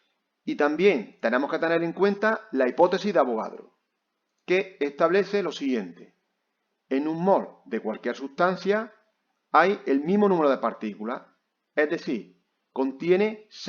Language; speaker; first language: Spanish; native; Spanish